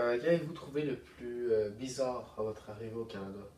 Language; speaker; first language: French; native; French